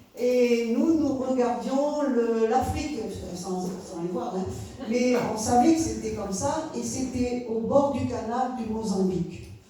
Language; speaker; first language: French; native; French